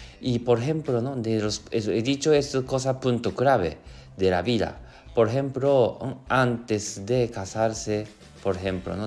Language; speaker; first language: Spanish; non-native, learner; Japanese